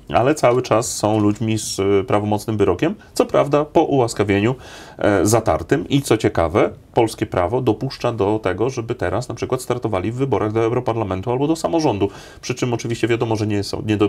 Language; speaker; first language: Polish; native; Polish